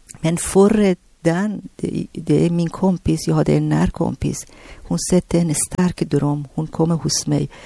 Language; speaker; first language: Swedish; non-native, learner; Persian